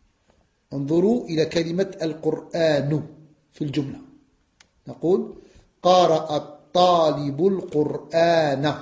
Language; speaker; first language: Arabic; non-native, fluent; French